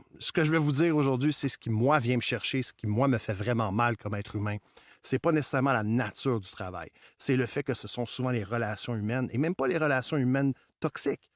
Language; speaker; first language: French; native; French